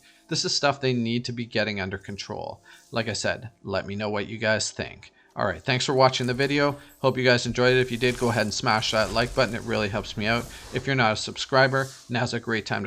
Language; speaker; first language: English; native; English